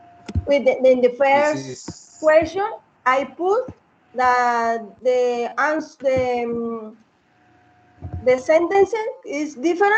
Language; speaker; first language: English; non-native, learner; Spanish